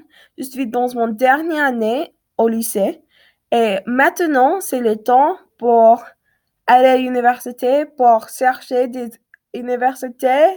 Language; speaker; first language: French; non-native, learner; English